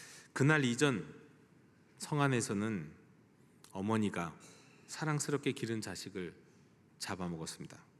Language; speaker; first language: Korean; native; Korean